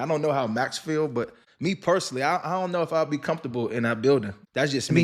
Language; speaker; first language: English; native; English